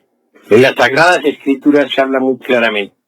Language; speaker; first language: Spanish; native; Spanish